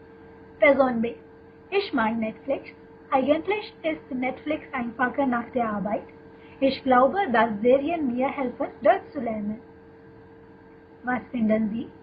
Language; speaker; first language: German; non-native, fluent; Hindi